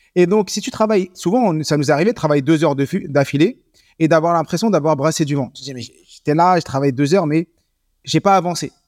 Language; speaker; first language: French; native; French